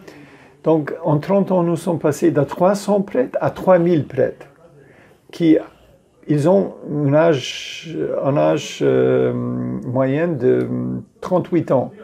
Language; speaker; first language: French; non-native, fluent; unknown